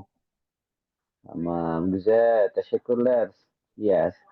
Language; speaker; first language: Turkish; non-native, fluent; Indonesian